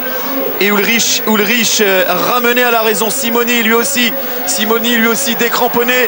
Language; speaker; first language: French; native; French